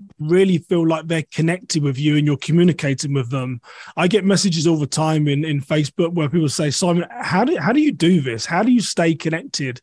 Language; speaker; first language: English; native; English